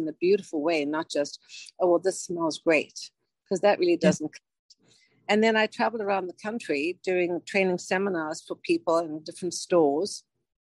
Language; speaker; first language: English; native; English